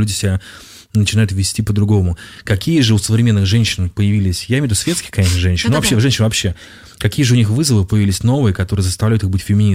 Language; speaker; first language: Russian; native; Russian